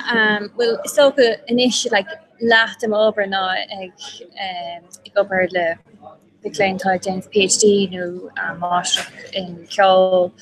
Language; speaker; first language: Irish; non-native, local second language; English